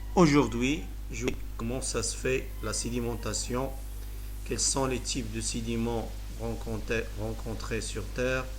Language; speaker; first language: French; non-native, local second language; Arabic